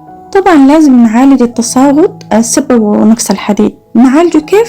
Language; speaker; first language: Arabic; native; Arabic